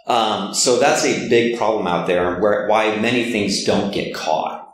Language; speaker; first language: English; native; English